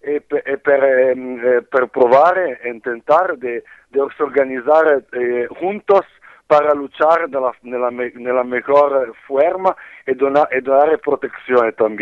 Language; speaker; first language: Spanish; non-native, learner; Italian